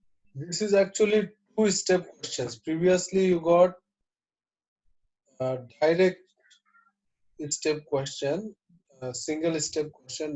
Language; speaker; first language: English; non-native, local second language; Bangla